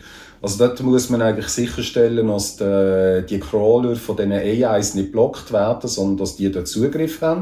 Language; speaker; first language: German; native; German